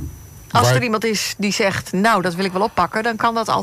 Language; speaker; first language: Dutch; native; Dutch